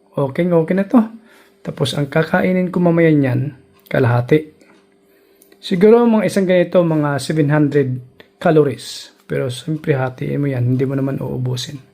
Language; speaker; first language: Filipino; native; Filipino